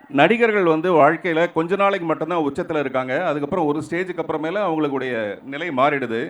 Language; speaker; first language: Tamil; native; Tamil